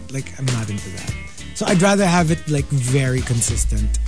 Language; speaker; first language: English; non-native, local second language; Filipino